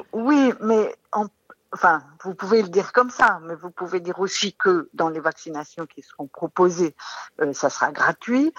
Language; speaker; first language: French; native; French